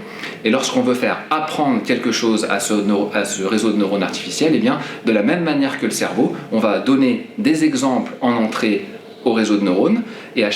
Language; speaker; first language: French; native; French